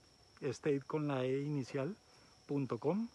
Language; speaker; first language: Spanish; native; Spanish